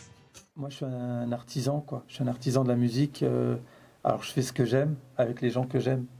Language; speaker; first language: French; native; French